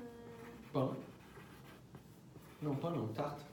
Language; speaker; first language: French; non-native, learner; Portuguese